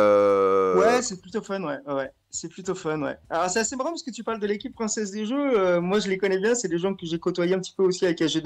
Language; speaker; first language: French; native; French